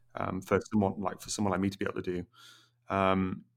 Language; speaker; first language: English; native; English